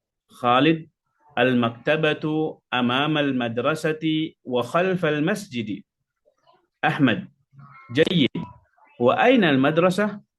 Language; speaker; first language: Arabic; non-native, fluent; Indonesian